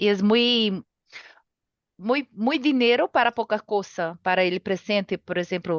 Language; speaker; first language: Spanish; non-native, learner; Portuguese